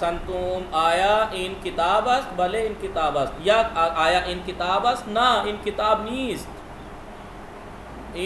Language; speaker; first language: Persian; non-native, fluent; Urdu